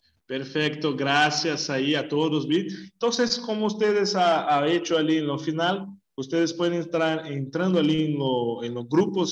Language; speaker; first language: Spanish; non-native, learner; Portuguese